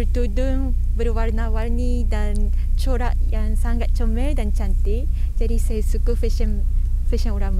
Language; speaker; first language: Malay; non-native, fluent; Japanese